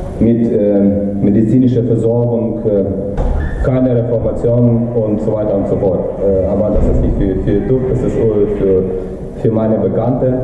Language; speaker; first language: German; non-native, learner; Ukrainian